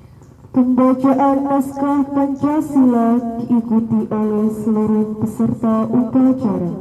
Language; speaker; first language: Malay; non-native, local second language; Javanese